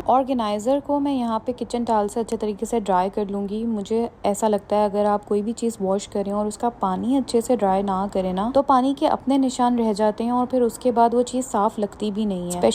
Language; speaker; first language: Urdu; native; Urdu